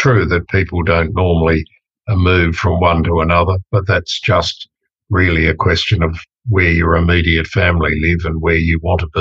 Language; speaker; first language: English; native; English